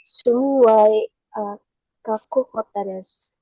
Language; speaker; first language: Japanese; non-native, learner; Indonesian